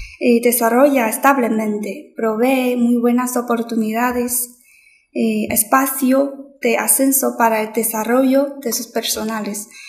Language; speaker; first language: Spanish; non-native, fluent; Chinese